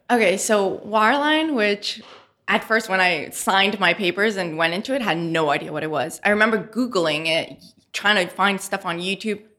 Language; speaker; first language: English; native; English